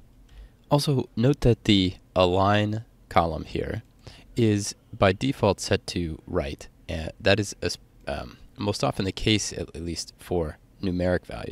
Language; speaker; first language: English; native; English